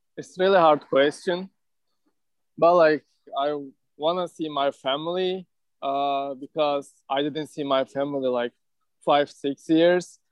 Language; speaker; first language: English; non-native, learner; Turkish